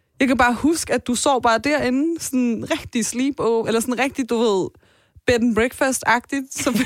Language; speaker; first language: Danish; early bilingual, other home language; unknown